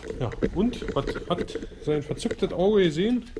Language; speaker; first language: German; native; German